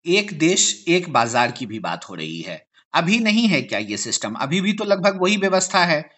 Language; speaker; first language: Hindi; native; Hindi